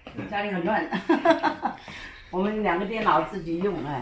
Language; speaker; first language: Chinese; native; Chinese